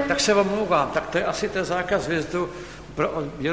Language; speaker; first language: Czech; native; Czech